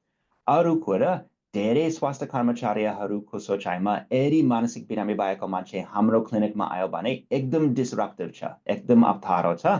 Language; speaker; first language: Nepali; non-native, fluent; English